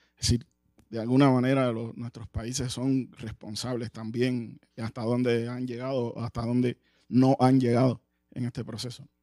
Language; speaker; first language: Spanish; native; Spanish